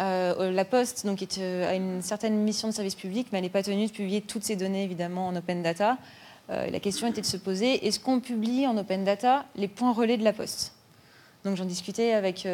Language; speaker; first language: French; native; French